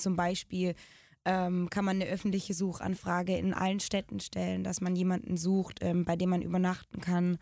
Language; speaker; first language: German; native; German